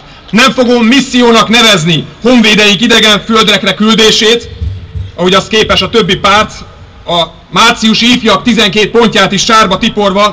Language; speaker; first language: Hungarian; native; Hungarian